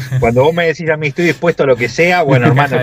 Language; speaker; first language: Spanish; native; Spanish